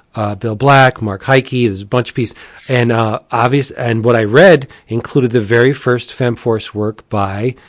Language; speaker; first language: English; native; English